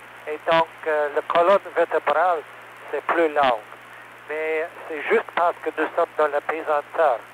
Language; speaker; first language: French; non-native, learner; English